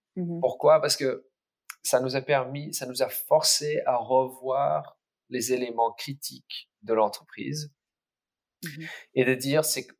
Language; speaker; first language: French; early bilingual, other home language; English